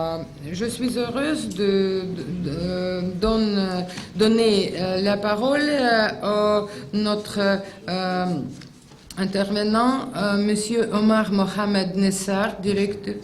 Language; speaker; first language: French; non-native, fluent; Russian